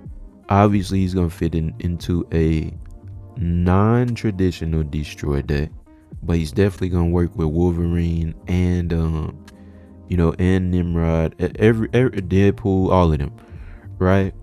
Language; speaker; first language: English; native; English